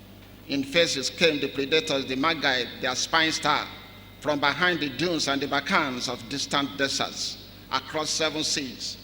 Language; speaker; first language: English; non-native, local second language; Yoruba